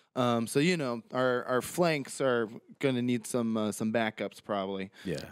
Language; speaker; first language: English; native; English